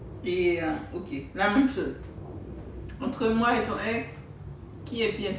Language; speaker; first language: French; non-native, learner; Haitian Creole